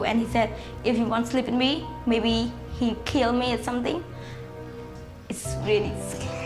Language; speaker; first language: English; non-native, learner; Khmer